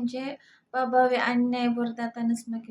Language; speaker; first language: Turkish; non-native, learner; Indonesian